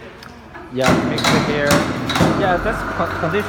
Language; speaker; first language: English; non-native, learner; Chinese